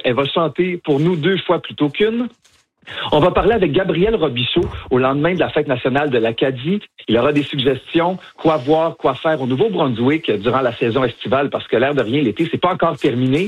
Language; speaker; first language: French; native; French